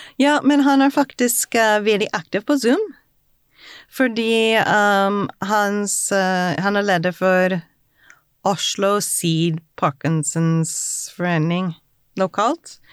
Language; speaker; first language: Norwegian; non-native, fluent; English